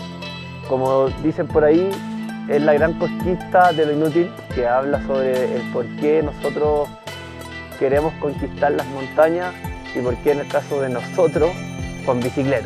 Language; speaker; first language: Spanish; native; Spanish